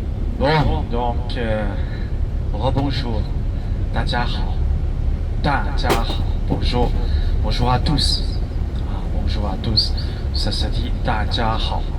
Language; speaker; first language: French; non-native, fluent; Chinese